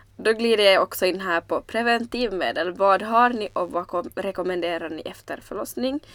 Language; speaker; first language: Swedish; native; Swedish